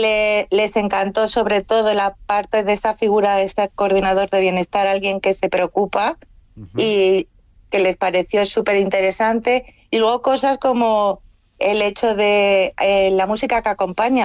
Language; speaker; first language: Spanish; native; Spanish